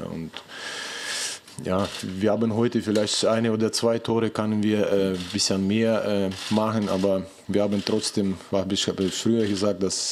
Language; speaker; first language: German; non-native, fluent; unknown